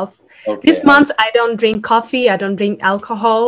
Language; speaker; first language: English; non-native, fluent; Ukrainian